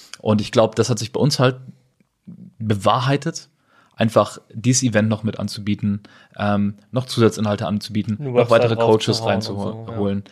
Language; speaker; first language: German; native; German